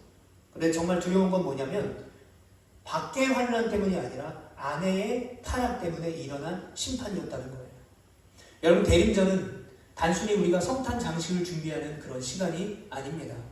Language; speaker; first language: Korean; native; Korean